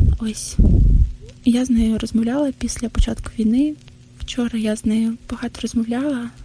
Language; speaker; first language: Ukrainian; non-native, local second language; Russian